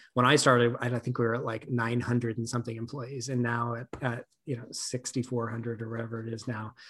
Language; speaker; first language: English; native; English